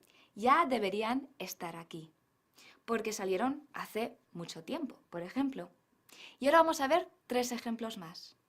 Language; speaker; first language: Spanish; non-native, fluent; English